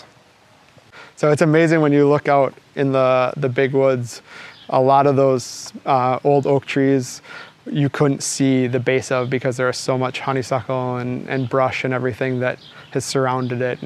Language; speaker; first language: English; native; English